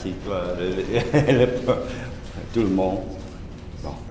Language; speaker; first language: French; non-native, learner; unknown